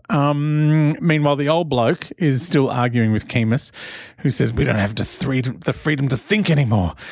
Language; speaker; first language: English; native; English